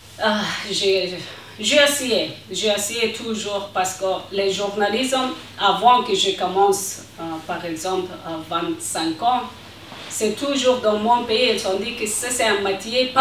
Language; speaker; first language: French; non-native, learner; Persian